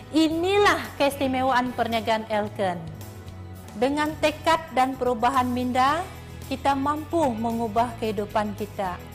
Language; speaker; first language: Malay; non-native, local second language; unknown